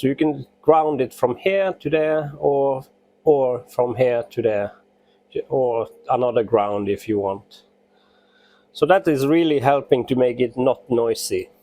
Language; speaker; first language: English; non-native, fluent; Norwegian